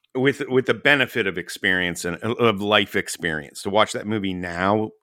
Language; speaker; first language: English; native; English